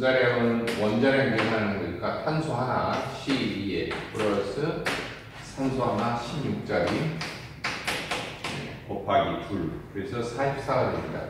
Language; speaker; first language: Korean; native; Korean